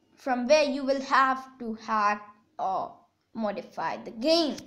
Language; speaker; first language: English; non-native, local second language; Hindi